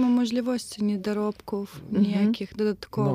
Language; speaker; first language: Polish; non-native, fluent; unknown